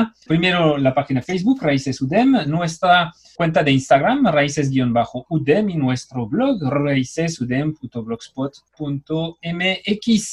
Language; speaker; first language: Spanish; native; Spanish